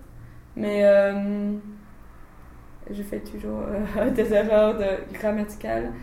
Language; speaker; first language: French; non-native, learner; English